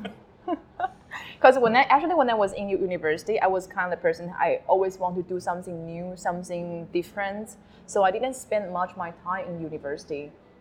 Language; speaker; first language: English; non-native, fluent; Chinese